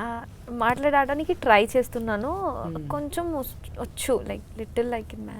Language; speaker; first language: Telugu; non-native, learner; Bangla